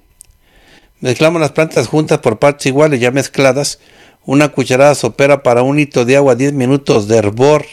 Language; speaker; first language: Spanish; native; Spanish